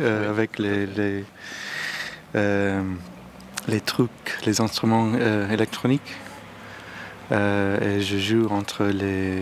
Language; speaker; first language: French; non-native, learner; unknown